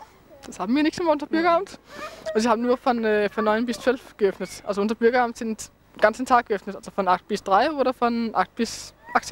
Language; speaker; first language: German; non-native, fluent; Danish